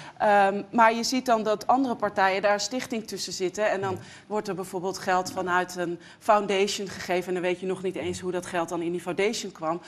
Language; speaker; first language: Dutch; native; Dutch